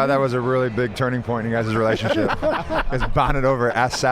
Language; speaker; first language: English; native; English